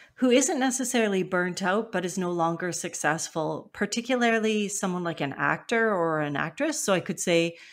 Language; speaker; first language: English; native; English